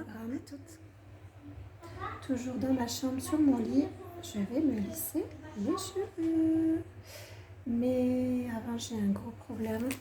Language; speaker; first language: French; native; French